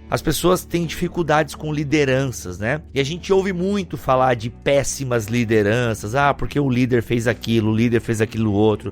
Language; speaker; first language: Portuguese; native; Portuguese